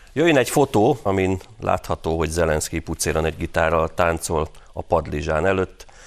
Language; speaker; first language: Hungarian; native; Hungarian